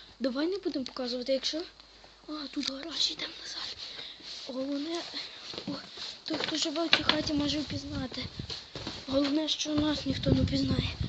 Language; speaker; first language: Ukrainian; native; Ukrainian